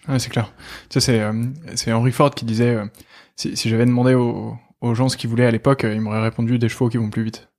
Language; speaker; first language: French; native; French